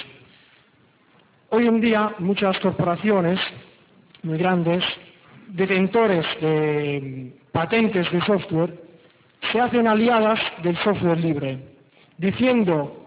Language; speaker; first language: Spanish; non-native, local second language; Basque